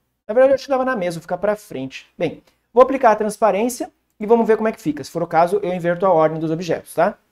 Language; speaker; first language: Portuguese; native; Portuguese